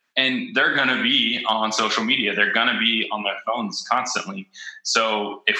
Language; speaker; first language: English; native; English